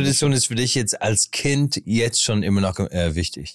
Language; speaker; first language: German; non-native, fluent; English